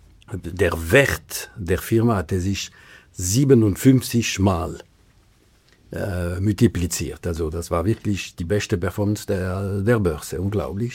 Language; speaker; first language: German; non-native, local second language; French